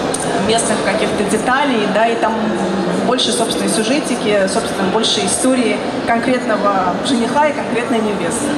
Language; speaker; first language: Russian; native; Russian